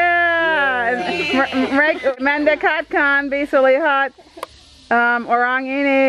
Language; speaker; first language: Indonesian; non-native, learner; English